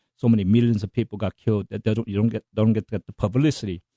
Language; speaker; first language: English; non-native, fluent; Korean